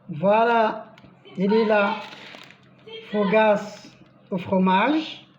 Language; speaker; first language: French; non-native, local second language; Arabic